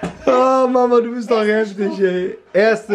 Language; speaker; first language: German; early bilingual, other home language; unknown